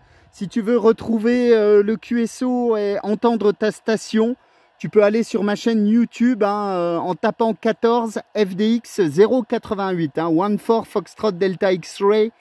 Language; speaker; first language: French; native; French